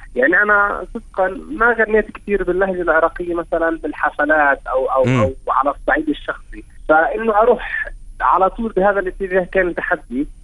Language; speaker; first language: Arabic; native; Arabic